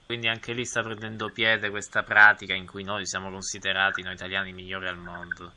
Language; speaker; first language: Italian; native; Italian